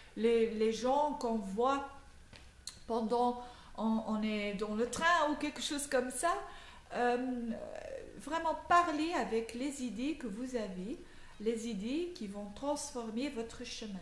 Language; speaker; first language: French; non-native, local second language; Dutch